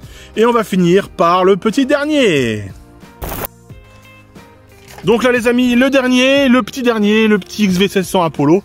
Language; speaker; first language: French; native; French